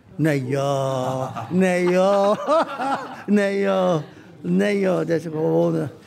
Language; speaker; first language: Dutch; non-native, learner; Indonesian